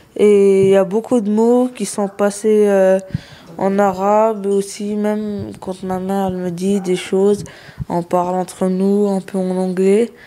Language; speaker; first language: French; early bilingual, other home language; Arabic